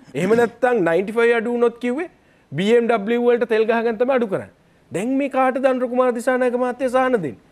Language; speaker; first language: Sinhala; native; Sinhala